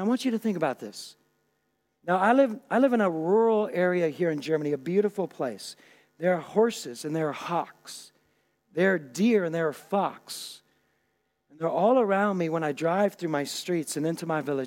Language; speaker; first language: English; native; English